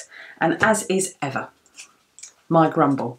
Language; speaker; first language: English; native; English